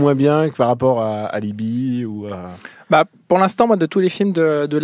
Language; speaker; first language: French; native; French